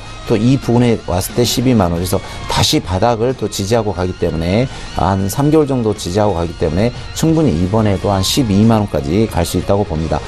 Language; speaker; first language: Korean; native; Korean